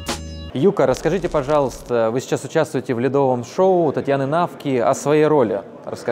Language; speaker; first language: Russian; native; Russian